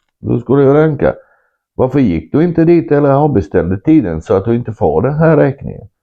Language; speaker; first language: Swedish; non-native, fluent; Croatian